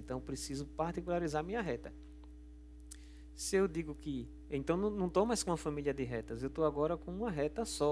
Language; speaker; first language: Portuguese; native; Portuguese